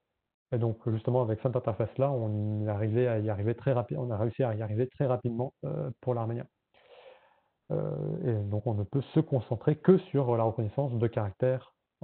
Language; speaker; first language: French; native; French